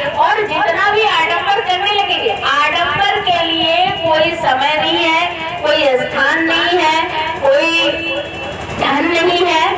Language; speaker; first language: Hindi; native; Hindi